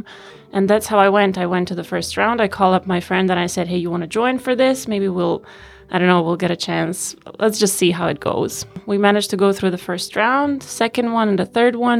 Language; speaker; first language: English; non-native, fluent; Bosnian